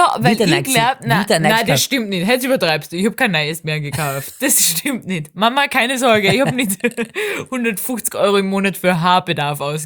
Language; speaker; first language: German; native; German